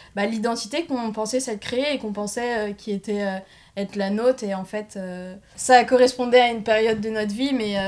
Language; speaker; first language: French; native; French